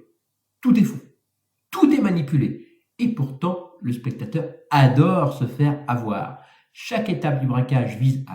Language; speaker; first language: French; native; French